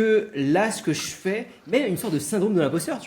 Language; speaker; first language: French; native; French